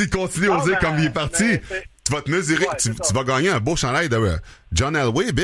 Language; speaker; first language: French; native; French